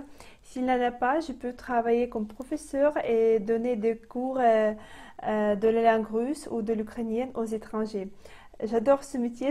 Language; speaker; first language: French; non-native, fluent; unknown